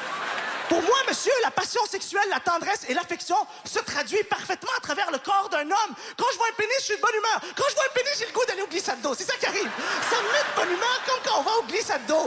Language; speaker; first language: French; native; French